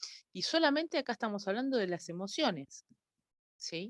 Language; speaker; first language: Spanish; native; Spanish